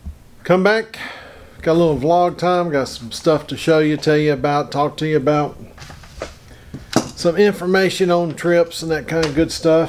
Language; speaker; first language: English; native; English